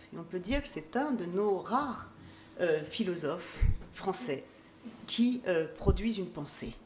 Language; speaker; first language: French; native; French